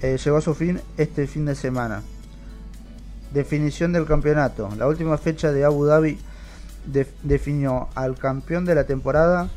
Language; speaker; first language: Spanish; native; Spanish